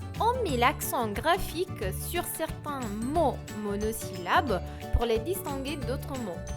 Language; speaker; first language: French; non-native, fluent; Italian